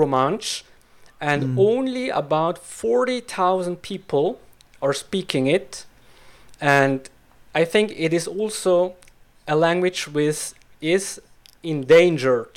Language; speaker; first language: English; non-native, fluent; Swiss German